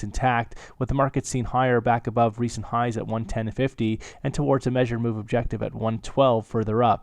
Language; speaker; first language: English; native; English